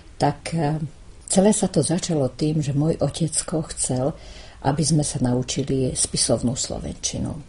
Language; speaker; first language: Slovak; non-native, local second language; Hungarian